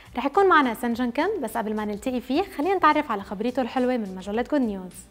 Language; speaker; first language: Arabic; native; Arabic